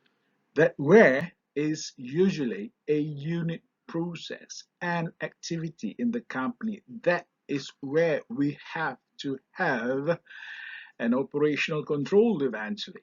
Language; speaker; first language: English; non-native, local second language; Malay